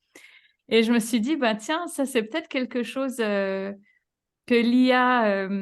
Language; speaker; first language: French; native; French